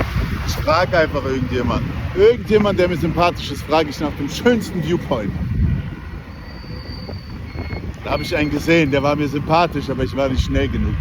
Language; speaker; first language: German; native; German